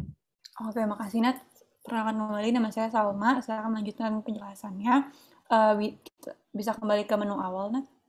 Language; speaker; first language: Indonesian; native; Indonesian